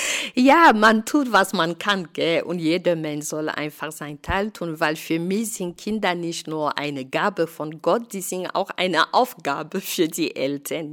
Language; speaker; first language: German; non-native, fluent; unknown